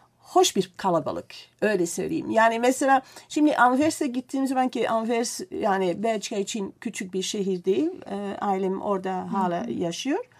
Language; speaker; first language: Turkish; non-native, fluent; Dutch